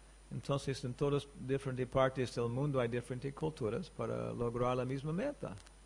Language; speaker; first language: Spanish; non-native, learner; English